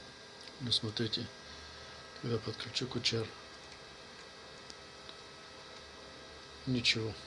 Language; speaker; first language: Russian; non-native, learner; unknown